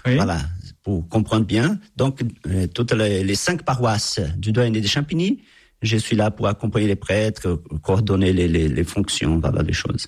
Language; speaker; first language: French; non-native, fluent; Portuguese